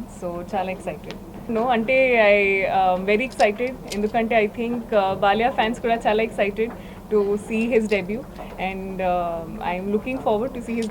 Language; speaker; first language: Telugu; non-native, learner; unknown